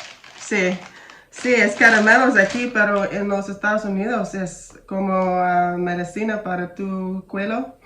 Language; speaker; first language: Spanish; non-native, learner; English